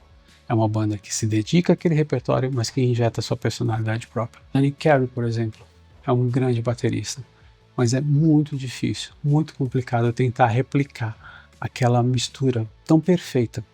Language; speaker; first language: Portuguese; native; Portuguese